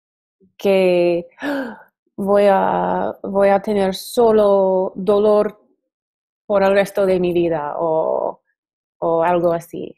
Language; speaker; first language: Spanish; non-native, learner; English